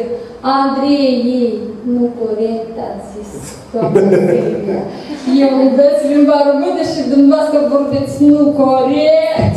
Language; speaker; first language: Romanian; non-native, learner; Russian